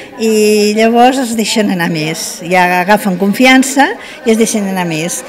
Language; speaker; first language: Catalan; native; Catalan